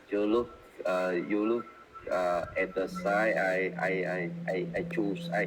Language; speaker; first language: English; non-native, learner; Vietnamese